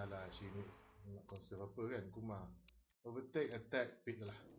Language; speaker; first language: English; non-native, local second language; Malay